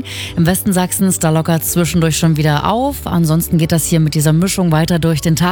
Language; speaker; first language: German; native; German